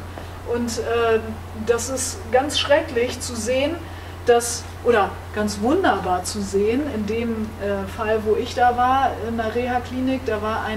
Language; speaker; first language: German; native; German